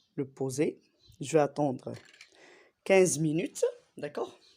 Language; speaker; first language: French; non-native, local second language; Arabic